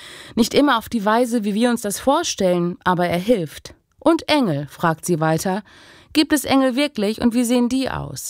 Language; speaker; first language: German; native; German